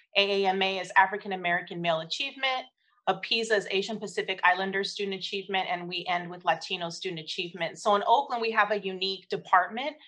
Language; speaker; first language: English; native; English